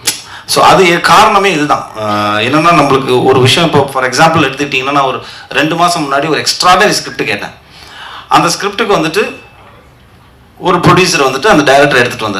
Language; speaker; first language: Tamil; native; Tamil